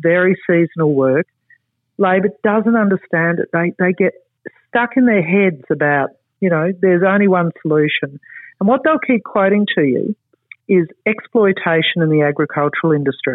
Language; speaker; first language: English; native; English